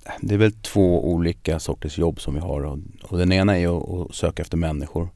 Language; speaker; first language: Swedish; early bilingual, other home language; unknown